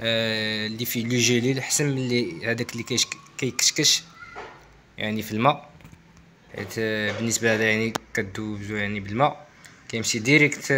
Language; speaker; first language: Arabic; native; Arabic